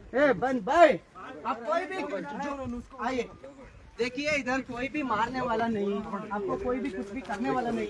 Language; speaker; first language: Hindi; non-native, local second language; Kannada